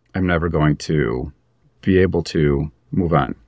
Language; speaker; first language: English; native; English